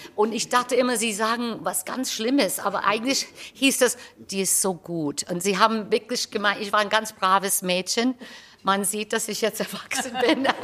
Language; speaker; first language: German; non-native, fluent; English